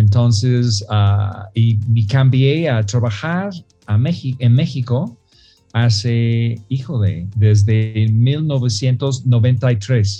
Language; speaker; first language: Spanish; non-native, fluent; English